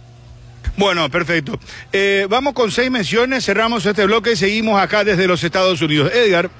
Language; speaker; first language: Spanish; native; Spanish